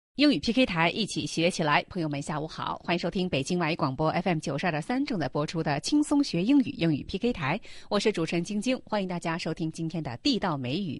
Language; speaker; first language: Chinese; native; Chinese